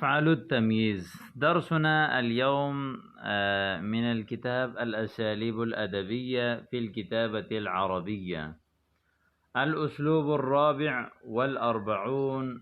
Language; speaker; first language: Arabic; non-native, fluent; Urdu